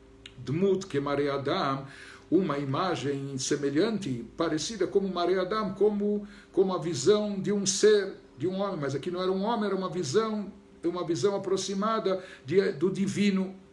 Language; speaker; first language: Portuguese; native; Portuguese